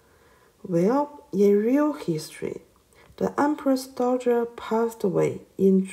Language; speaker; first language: English; non-native, learner; Chinese